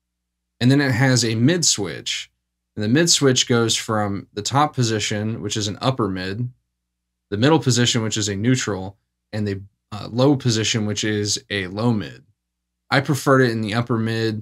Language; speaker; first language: English; native; English